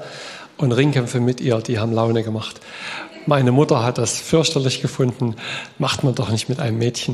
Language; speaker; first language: German; native; German